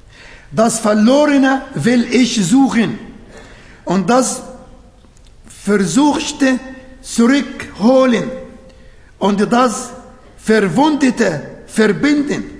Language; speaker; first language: German; non-native, fluent; Arabic